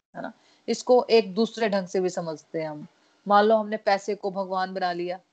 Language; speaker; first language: Hindi; non-native, local second language; Punjabi